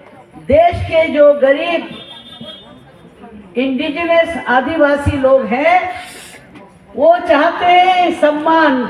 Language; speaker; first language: Hindi; non-native, local second language; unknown